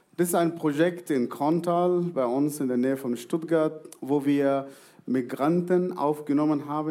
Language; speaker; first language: German; non-native, fluent; Arabic